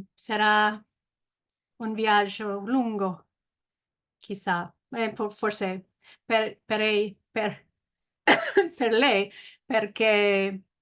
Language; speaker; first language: Italian; non-native, learner; English